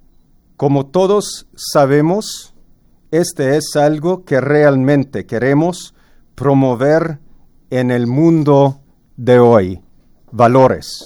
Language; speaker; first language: Spanish; non-native, fluent; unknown